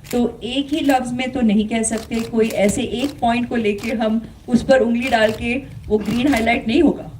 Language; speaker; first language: Hindi; non-native, local second language; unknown